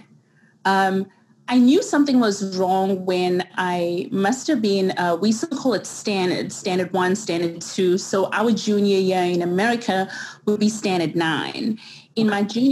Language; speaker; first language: English; native; English